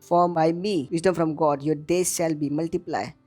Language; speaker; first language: English; non-native, local second language; Marathi